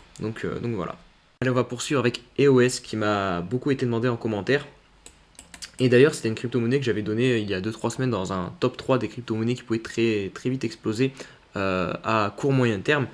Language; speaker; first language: French; native; French